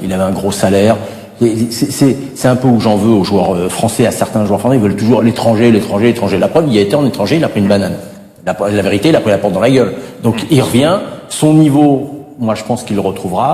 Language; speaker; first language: French; native; French